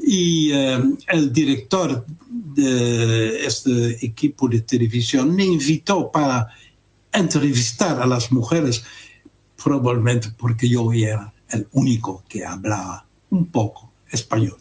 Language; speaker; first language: Spanish; non-native, fluent; Dutch